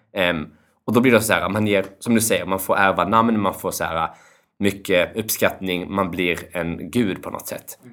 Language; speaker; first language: Swedish; early bilingual, other home language; Albanian